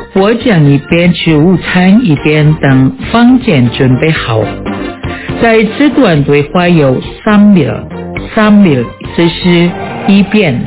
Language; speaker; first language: Chinese; non-native, fluent; Indonesian